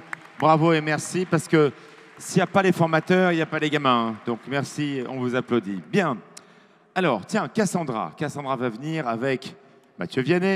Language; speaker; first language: French; native; French